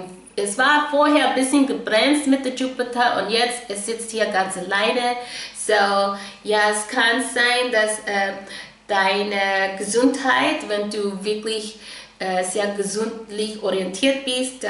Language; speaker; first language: German; non-native, fluent; English